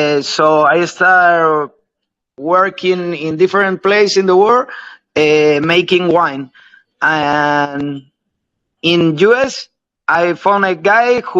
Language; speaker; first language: English; non-native, learner; Spanish